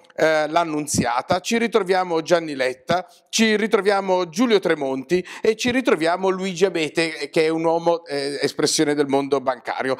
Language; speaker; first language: Italian; native; Italian